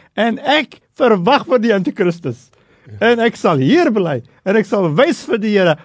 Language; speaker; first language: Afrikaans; non-native, fluent; Turkish